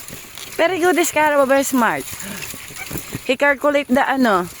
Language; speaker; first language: English; non-native, local second language; Filipino